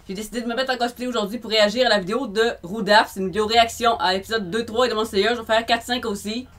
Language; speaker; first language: French; native; French